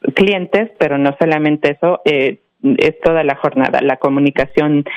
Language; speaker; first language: Spanish; early bilingual, heritage; Spanish